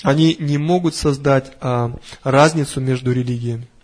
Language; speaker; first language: Russian; native; Russian